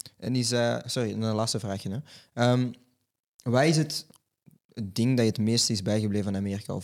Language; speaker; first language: Dutch; native; Dutch